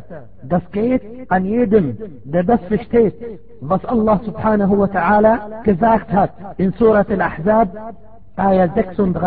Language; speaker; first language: German; non-native, fluent; Arabic